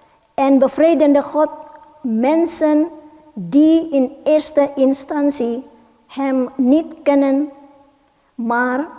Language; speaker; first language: Dutch; non-native, fluent; Indonesian